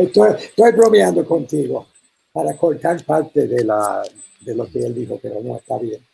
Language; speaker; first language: Spanish; non-native, learner; English